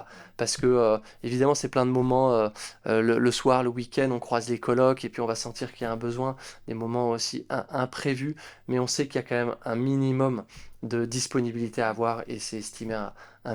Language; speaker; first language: French; native; French